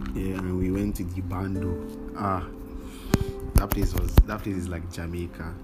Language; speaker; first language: English; non-native, local second language; Yoruba